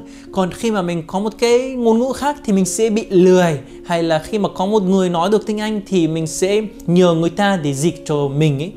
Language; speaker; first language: Vietnamese; non-native, fluent; Arabic